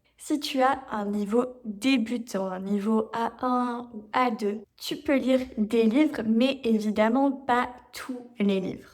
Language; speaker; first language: French; native; French